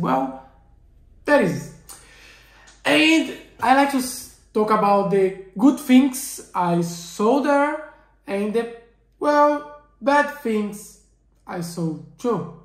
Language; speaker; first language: English; non-native, learner; Portuguese